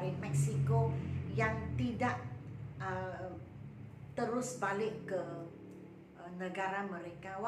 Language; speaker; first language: Malay; non-native, local second language; Chinese